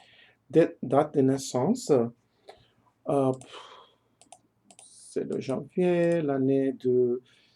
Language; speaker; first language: French; non-native, learner; English